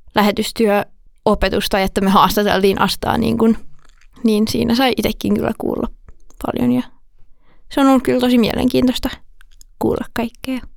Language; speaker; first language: Finnish; native; Finnish